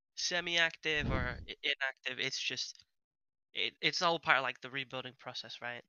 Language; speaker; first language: English; non-native, fluent; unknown